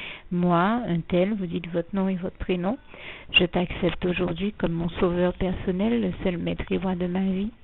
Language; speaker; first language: French; native; French